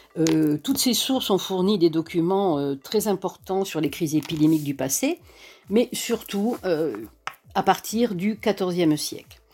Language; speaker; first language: French; native; French